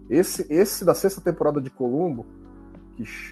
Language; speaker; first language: Portuguese; native; Portuguese